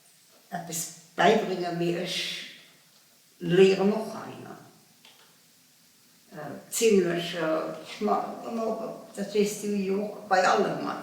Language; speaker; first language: German; non-native, local second language; Luxembourgish